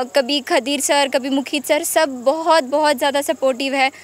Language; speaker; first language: Hindi; non-native, local second language; Kannada